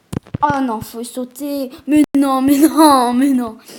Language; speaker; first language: French; native; French